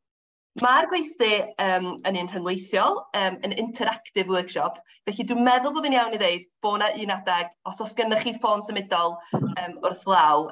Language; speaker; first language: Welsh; native; Welsh